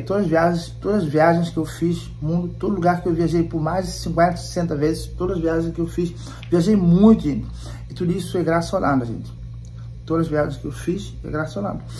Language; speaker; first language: Portuguese; non-native, local second language; Kabuverdianu